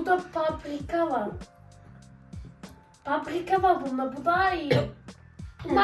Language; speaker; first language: Turkish; early bilingual, heritage; Turkish